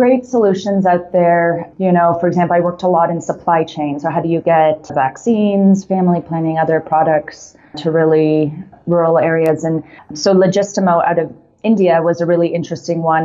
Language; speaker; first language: English; native; English